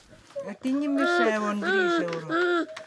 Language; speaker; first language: Russian; native; Russian